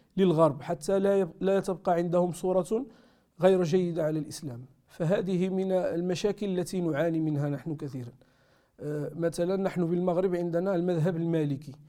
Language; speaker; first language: Arabic; native; Arabic